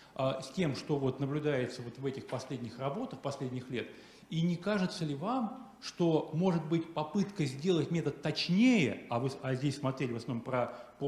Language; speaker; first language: Russian; native; Russian